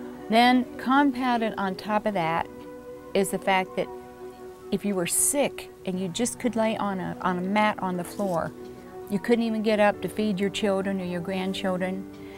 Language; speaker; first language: English; native; English